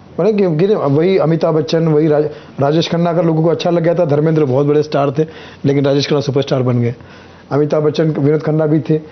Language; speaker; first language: Hindi; native; Hindi